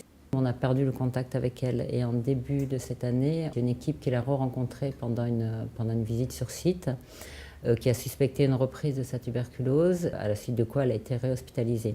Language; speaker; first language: French; native; French